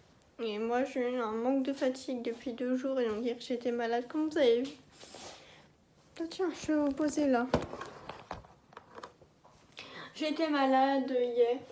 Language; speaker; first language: French; native; French